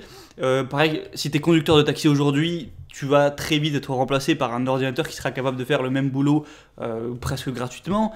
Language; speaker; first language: French; native; French